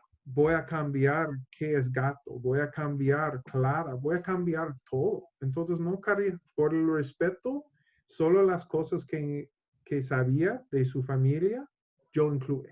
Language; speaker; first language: Spanish; non-native, learner; English